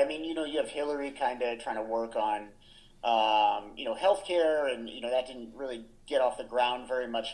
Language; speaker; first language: English; native; English